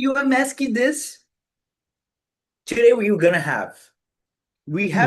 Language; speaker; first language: English; non-native, fluent; Portuguese